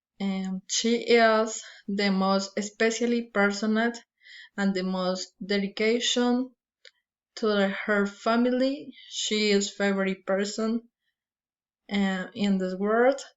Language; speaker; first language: English; non-native, learner; Spanish